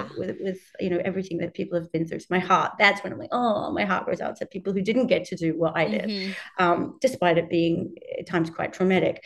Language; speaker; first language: English; native; English